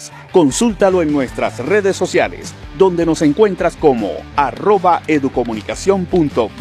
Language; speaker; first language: Spanish; native; Spanish